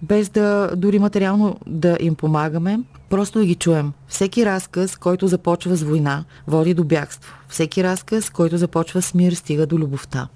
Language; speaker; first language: Bulgarian; native; Bulgarian